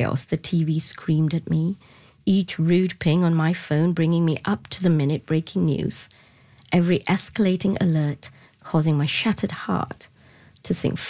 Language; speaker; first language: English; non-native, local second language; Tamil